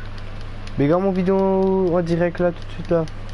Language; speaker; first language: French; non-native, local second language; Réunion Creole French